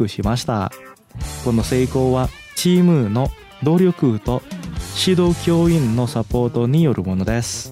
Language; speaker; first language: Japanese; non-native, fluent; Indonesian